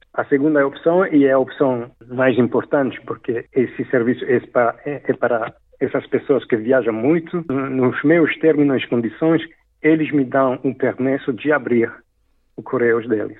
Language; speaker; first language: Portuguese; non-native, fluent; French